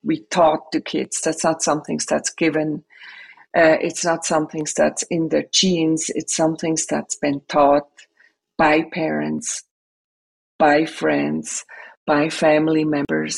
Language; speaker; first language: English; non-native, fluent; Swiss German